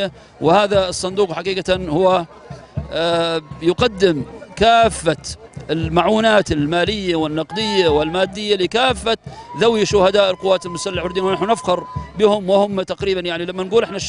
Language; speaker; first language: Arabic; native; Arabic